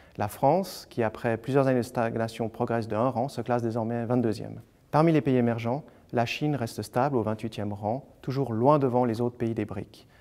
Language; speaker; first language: French; native; French